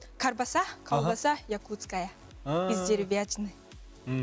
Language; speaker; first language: Russian; non-native, learner; Japanese